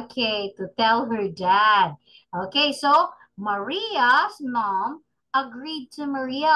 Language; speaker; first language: English; non-native, fluent; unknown